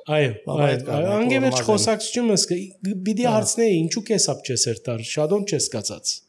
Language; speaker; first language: Armenian; native; Armenian